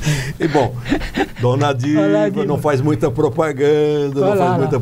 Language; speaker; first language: Portuguese; native; Portuguese